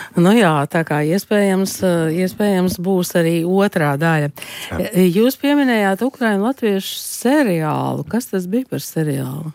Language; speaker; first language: Latvian; native; Latvian